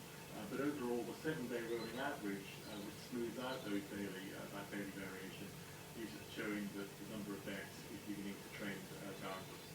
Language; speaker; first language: English; native; English